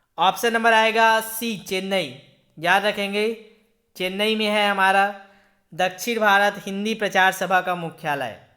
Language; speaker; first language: Hindi; native; Hindi